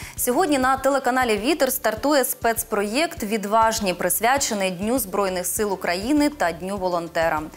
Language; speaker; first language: Ukrainian; native; Ukrainian